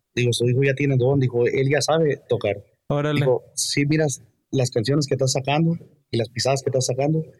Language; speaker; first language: Spanish; early bilingual, heritage; Spanish